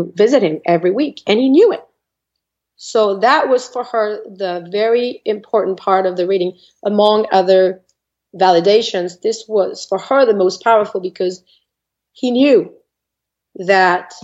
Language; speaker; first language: English; non-native, fluent; French